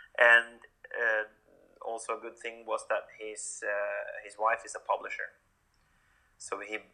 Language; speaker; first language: English; non-native, fluent; Norwegian